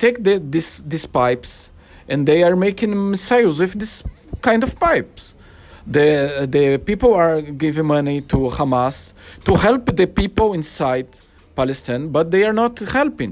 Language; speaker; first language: English; non-native, learner; Portuguese